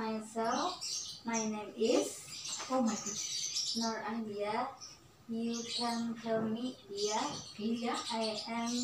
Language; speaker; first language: English; non-native, learner; Indonesian